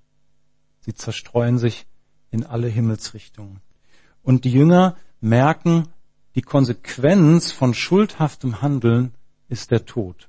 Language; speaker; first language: German; native; German